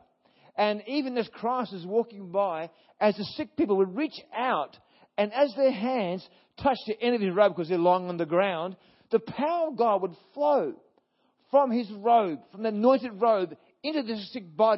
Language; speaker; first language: English; native; English